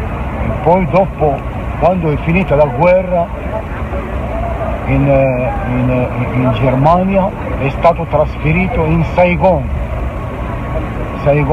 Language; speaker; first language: Italian; non-native, fluent; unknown